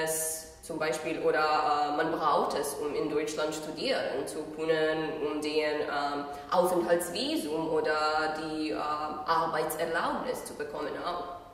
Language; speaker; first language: German; non-native, fluent; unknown